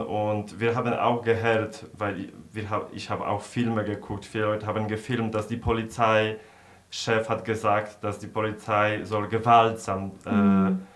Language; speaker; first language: German; non-native, fluent; Polish